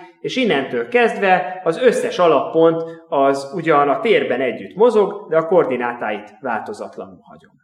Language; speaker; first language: Hungarian; native; Hungarian